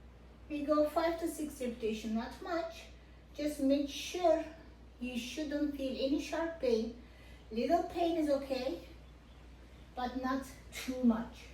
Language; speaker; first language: English; non-native, fluent; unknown